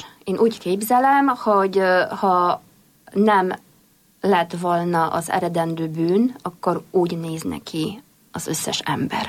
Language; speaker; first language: Hungarian; non-native, fluent; Polish